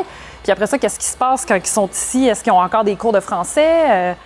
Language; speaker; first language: French; native; French